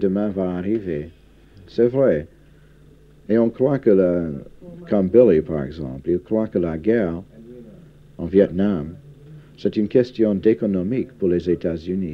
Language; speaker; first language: French; non-native, fluent; English